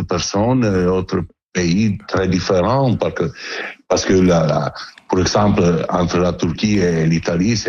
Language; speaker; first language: French; non-native, fluent; Italian